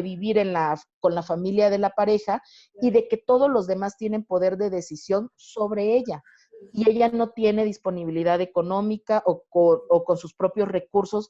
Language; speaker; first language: Spanish; native; Spanish